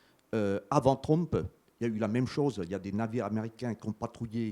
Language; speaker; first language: French; native; French